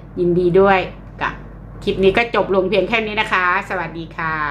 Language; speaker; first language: Thai; native; Thai